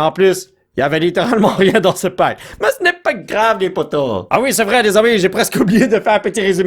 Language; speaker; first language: French; native; French